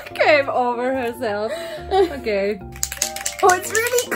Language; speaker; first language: English; non-native, fluent; German